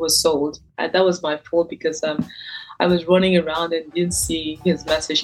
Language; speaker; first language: English; non-native, local second language; Igbo